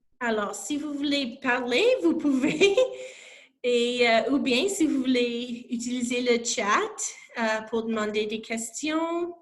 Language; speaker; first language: French; non-native, local second language; English